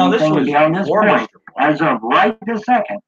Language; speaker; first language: English; native; English